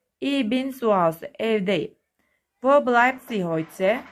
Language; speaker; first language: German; non-native, fluent; Turkish